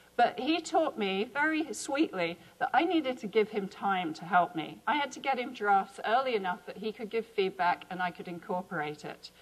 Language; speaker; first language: English; native; English